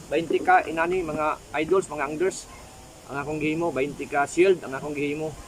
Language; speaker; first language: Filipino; non-native, local second language; Cebuano